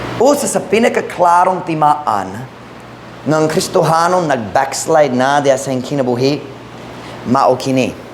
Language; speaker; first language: Cebuano; non-native, fluent; English